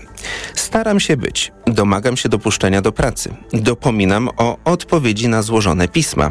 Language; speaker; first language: Polish; native; Polish